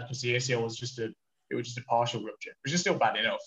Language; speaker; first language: English; native; English